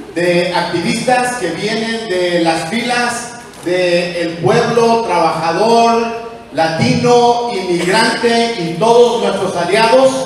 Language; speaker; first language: Spanish; early bilingual, heritage; Spanish